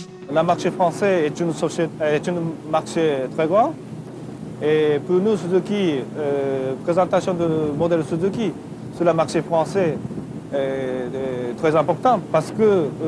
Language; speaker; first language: French; non-native, fluent; Japanese